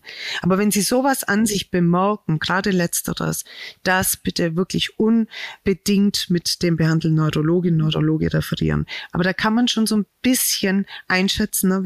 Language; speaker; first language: German; native; German